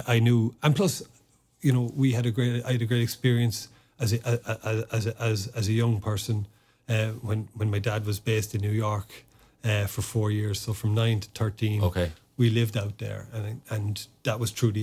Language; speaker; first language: English; non-native, local second language; Irish